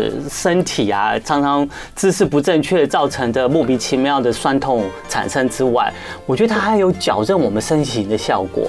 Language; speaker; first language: Chinese; native; Chinese